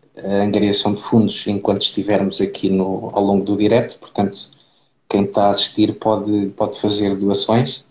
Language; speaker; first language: Portuguese; native; Portuguese